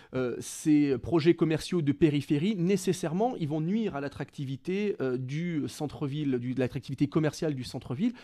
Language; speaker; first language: French; native; French